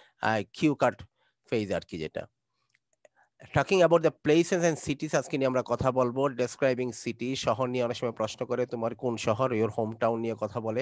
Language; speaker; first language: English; non-native, fluent; Bangla